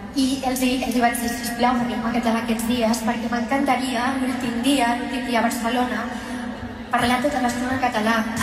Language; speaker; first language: Catalan; non-native, local second language; Spanish